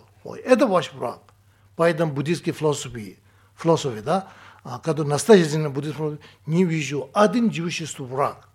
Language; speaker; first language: Russian; non-native, learner; Tibetan